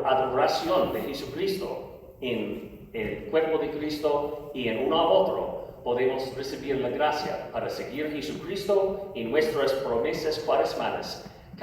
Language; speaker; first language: Spanish; non-native, learner; English